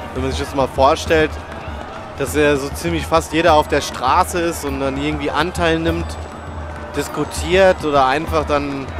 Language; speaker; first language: German; native; German